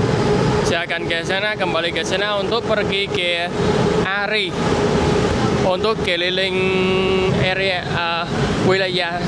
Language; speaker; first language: Indonesian; non-native, fluent; Vietnamese